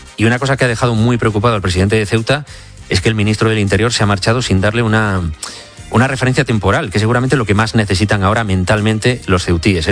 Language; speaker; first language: Spanish; native; Spanish